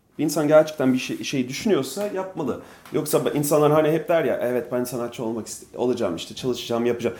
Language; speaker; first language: Turkish; non-native, fluent; English